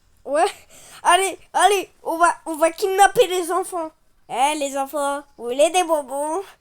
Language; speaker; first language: French; native; French